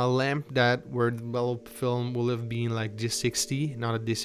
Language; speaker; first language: English; non-native, fluent; Italian